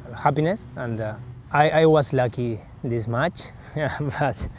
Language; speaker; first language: English; non-native, learner; Spanish